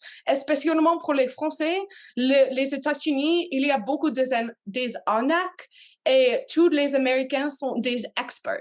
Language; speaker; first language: French; non-native, learner; English